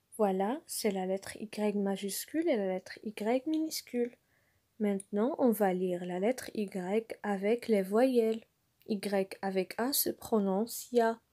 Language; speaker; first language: French; non-native, local second language; Arabic